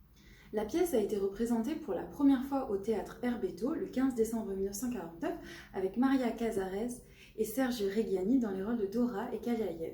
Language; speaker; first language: French; native; French